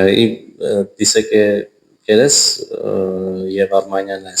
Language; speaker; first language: Spanish; non-native, fluent; Armenian